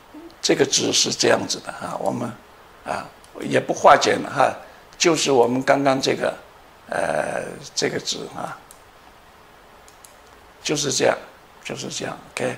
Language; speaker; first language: Chinese; native; Chinese